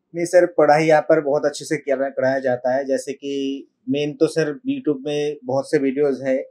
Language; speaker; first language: Hindi; non-native, local second language; Bangla